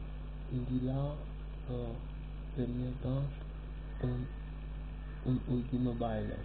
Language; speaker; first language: Spanish; non-native, learner; Romanian